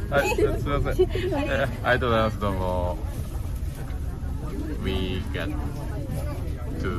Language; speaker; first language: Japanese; non-native, learner; Filipino